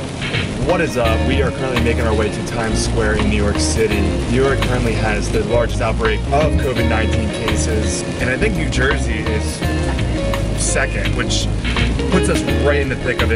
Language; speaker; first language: English; native; English